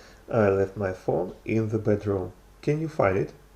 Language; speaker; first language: English; non-native, learner; Russian